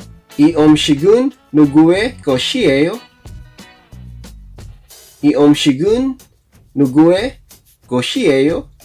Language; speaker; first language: Korean; non-native, learner; Filipino